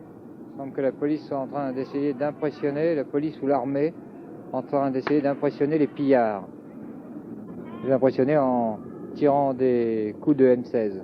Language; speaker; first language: French; native; French